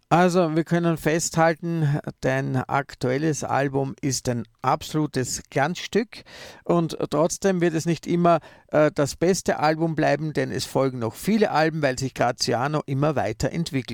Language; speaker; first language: German; native; German